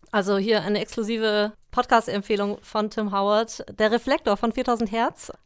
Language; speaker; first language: German; native; German